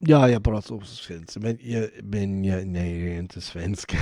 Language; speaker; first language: Swedish; non-native, learner; English